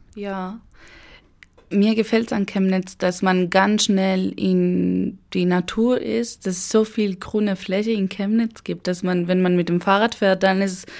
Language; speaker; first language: German; non-native, fluent; Spanish